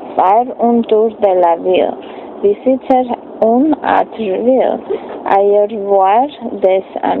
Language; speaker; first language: French; non-native, learner; English